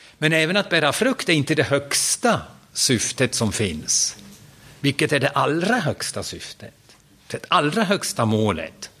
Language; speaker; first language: Swedish; non-native, fluent; German